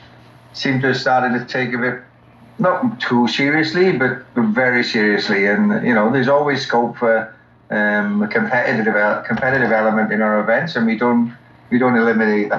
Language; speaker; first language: English; native; English